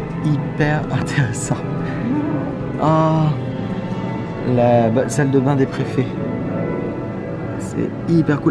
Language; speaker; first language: French; native; French